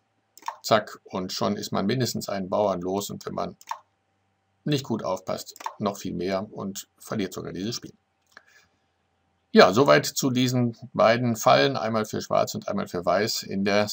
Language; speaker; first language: German; native; German